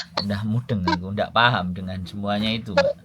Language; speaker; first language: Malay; non-native, local second language; Javanese